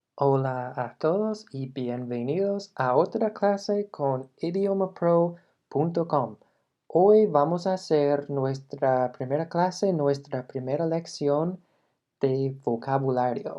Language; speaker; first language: Spanish; non-native, fluent; English